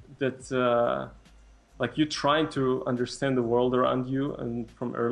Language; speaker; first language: English; non-native, fluent; Russian